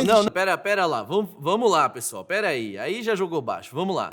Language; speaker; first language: Portuguese; native; Portuguese